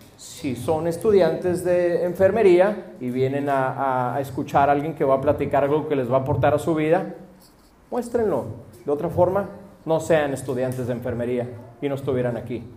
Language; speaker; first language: Spanish; early bilingual, heritage; Spanish